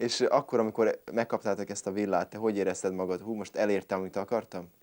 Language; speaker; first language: Hungarian; native; Hungarian